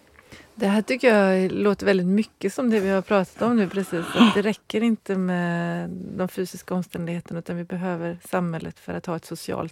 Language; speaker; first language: Swedish; native; Swedish